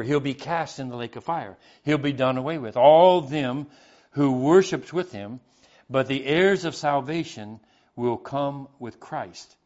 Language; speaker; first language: English; native; English